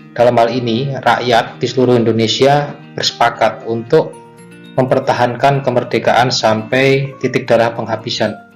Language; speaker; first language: Indonesian; native; Indonesian